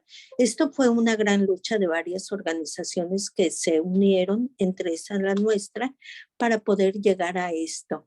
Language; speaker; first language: Spanish; native; Spanish